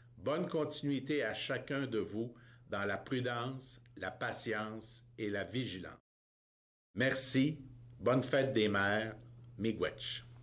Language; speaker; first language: French; native; French